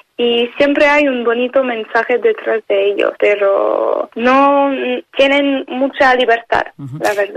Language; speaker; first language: Spanish; non-native, fluent; French